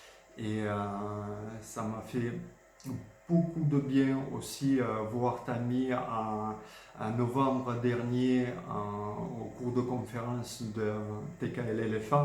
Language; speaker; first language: French; non-native, fluent; Georgian